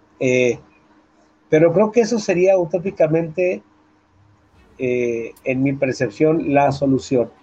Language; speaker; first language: Spanish; native; Spanish